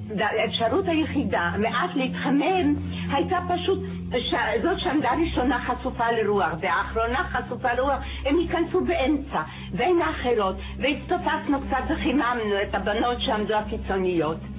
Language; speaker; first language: Hebrew; non-native, fluent; Polish